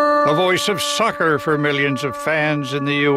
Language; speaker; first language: English; native; English